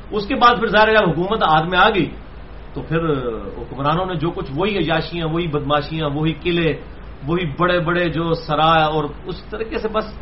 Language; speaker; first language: Urdu; non-native, local second language; Punjabi